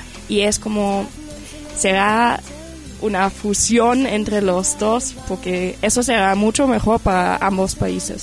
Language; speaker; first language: Spanish; non-native, fluent; German